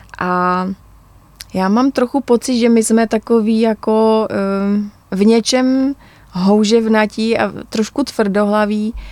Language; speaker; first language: Czech; non-native, local second language; Polish